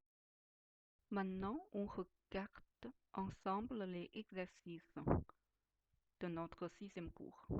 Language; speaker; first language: French; non-native, fluent; Chinese